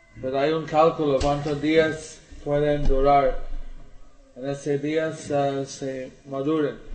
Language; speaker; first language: Spanish; non-native, learner; English